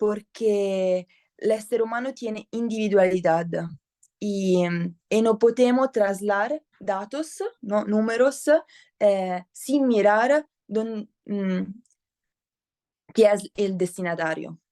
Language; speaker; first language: Spanish; non-native, learner; Italian